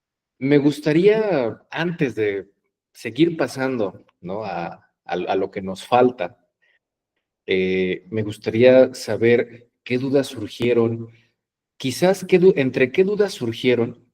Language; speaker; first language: Spanish; native; Spanish